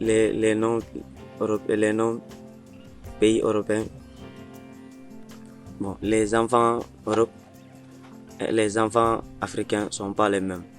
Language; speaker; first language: French; non-native, learner; Mandingo